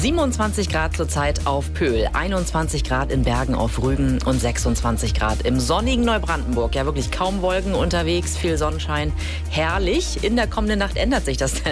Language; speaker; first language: German; native; German